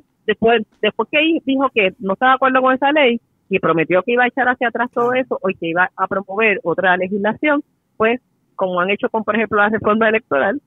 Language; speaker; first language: Spanish; native; Spanish